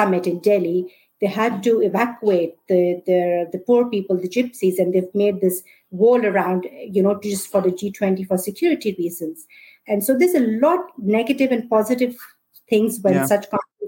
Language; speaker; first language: English; non-native, local second language; Urdu